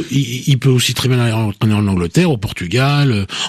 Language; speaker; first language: French; native; French